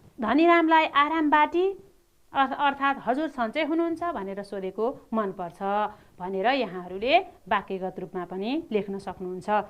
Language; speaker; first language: Nepali; native; Nepali